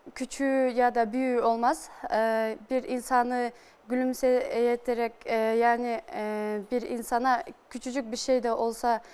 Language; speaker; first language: Turkish; non-native, fluent; Kyrgyz